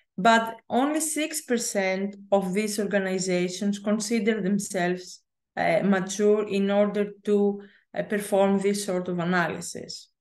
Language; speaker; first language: English; non-native, fluent; Greek